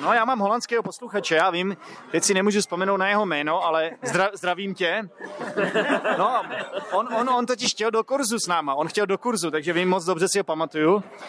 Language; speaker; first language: Czech; native; Czech